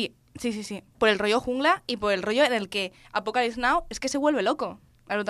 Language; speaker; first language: Spanish; native; Spanish